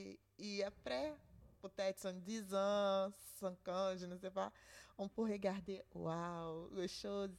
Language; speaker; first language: French; non-native, learner; Portuguese